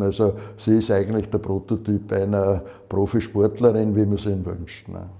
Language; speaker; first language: German; native; German